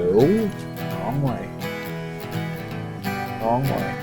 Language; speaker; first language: English; native; English